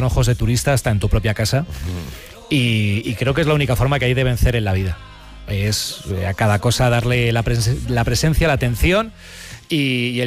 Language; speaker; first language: Spanish; native; Spanish